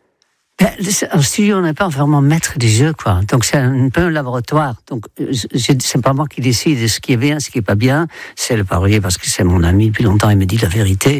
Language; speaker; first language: French; non-native, fluent; Dutch